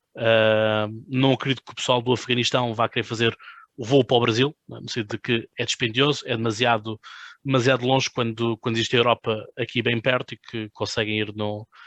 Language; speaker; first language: Portuguese; native; Portuguese